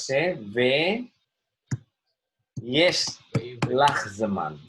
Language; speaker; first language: Hebrew; non-native, fluent; Indonesian